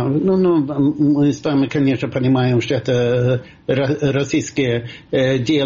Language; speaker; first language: Russian; non-native, fluent; Swedish